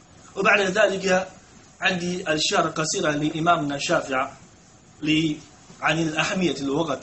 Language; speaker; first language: Arabic; non-native, fluent; Chinese